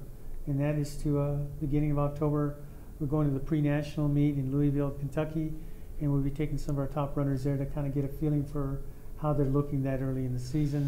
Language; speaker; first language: English; native; English